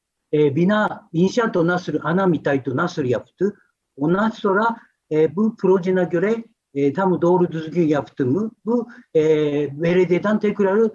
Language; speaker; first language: Turkish; non-native, fluent; Japanese